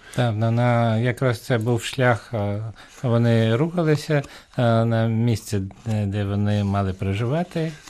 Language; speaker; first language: Ukrainian; native; Ukrainian